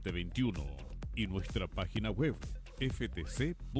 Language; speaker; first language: Spanish; native; Spanish